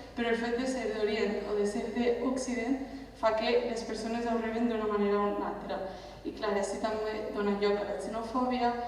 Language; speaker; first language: Catalan; early bilingual, other home language; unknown